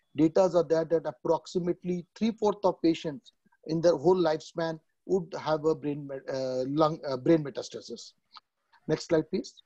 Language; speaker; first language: English; non-native, local second language; Odia